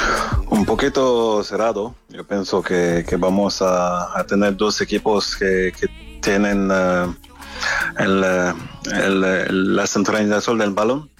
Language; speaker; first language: Spanish; non-native, fluent; French